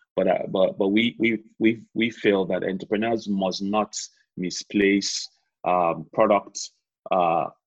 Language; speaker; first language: English; non-native, local second language; Yoruba